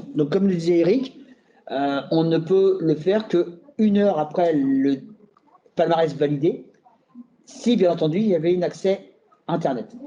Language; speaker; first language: French; native; French